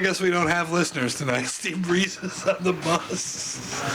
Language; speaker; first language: English; native; English